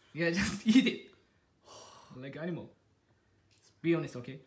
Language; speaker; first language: English; non-native, learner; Japanese